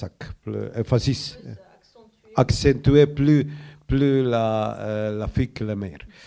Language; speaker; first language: French; non-native, learner; Croatian